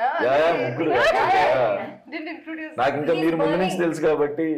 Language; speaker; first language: Telugu; native; Telugu